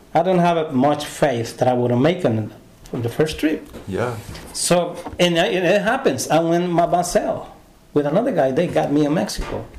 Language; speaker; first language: English; non-native, learner; Spanish